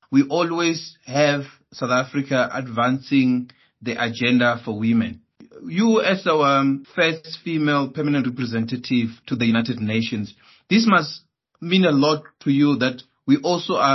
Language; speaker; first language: English; non-native, local second language; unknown